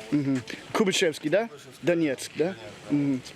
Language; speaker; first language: Russian; non-native, learner; English